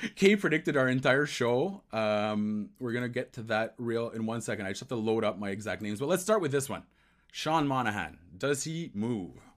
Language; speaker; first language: English; native; English